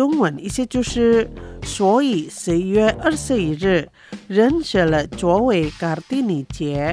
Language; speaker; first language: Chinese; non-native, fluent; Indonesian